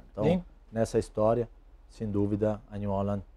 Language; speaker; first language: Portuguese; non-native, fluent; Italian